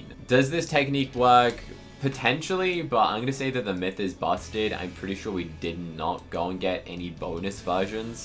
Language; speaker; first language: English; native; English